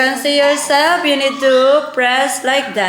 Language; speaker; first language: English; non-native, local second language; Filipino